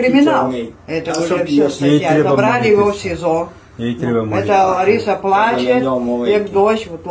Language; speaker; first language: Russian; non-native, local second language; Ukrainian